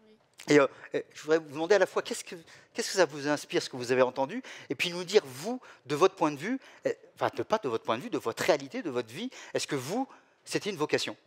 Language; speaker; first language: French; native; French